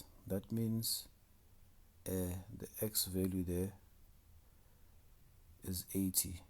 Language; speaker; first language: English; non-native, local second language; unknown